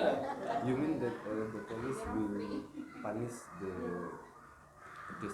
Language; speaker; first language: English; non-native, learner; Indonesian